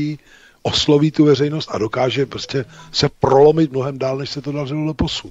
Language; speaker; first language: Czech; native; Czech